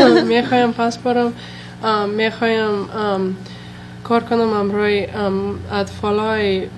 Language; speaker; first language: Persian; non-native, local second language; English